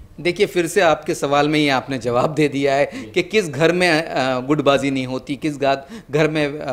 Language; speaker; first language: Hindi; non-native, local second language; Marathi